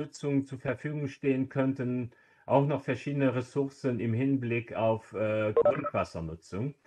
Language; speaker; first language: German; non-native, local second language; Luxembourgish